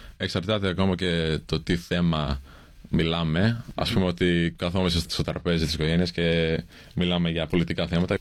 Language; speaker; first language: Greek; early bilingual, heritage; English